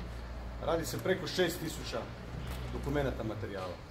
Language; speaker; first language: Croatian; native; Croatian